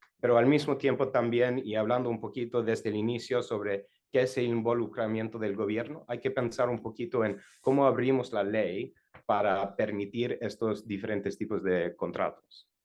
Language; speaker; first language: Spanish; non-native, learner; English